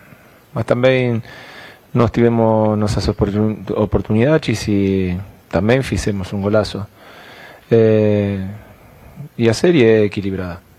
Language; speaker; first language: Portuguese; non-native, fluent; Spanish